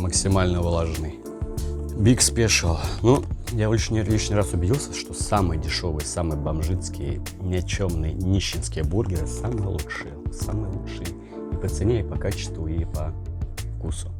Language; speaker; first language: Russian; native; Russian